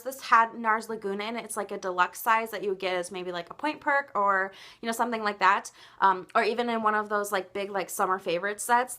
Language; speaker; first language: English; native; English